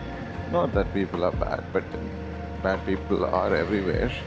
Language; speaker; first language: English; non-native, local second language; Malayalam